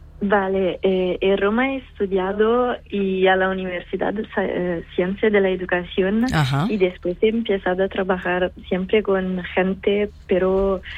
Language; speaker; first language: Spanish; non-native, fluent; Italian